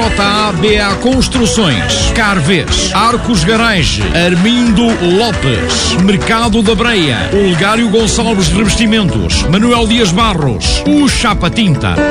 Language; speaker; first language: Portuguese; native; Portuguese